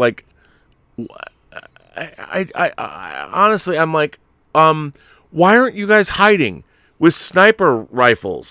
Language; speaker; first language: English; native; English